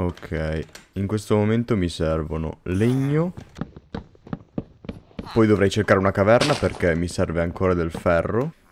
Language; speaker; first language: Italian; native; Italian